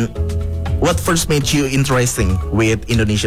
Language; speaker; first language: English; non-native, learner; Indonesian